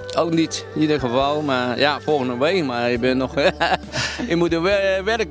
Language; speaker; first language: Dutch; non-native, learner; Cantonese